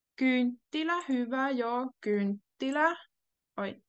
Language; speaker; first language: Finnish; native; Finnish